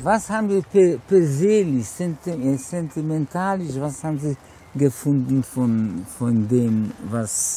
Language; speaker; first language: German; non-native, fluent; Polish